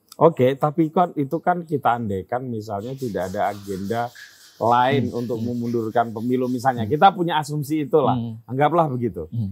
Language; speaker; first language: Indonesian; native; Indonesian